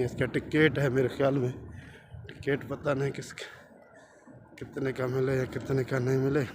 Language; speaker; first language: Hindi; non-native, local second language; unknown